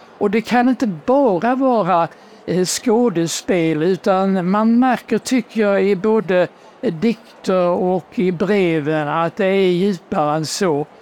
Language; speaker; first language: Swedish; native; Swedish